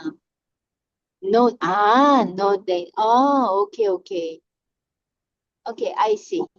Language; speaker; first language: English; non-native, learner; Korean